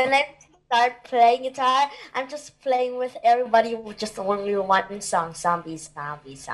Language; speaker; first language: English; non-native, learner; Thai